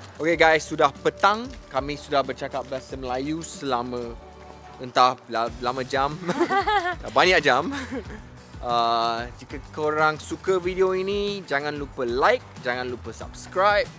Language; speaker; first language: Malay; non-native, local second language; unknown